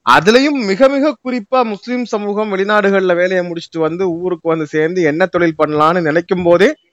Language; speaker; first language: Tamil; native; Tamil